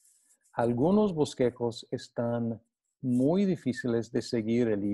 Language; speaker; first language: Spanish; non-native, fluent; English